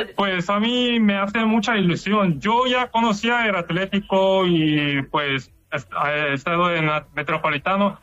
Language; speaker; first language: Spanish; non-native, fluent; Korean